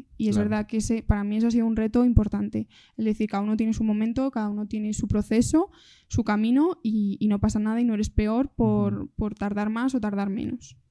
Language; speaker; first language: Spanish; native; Spanish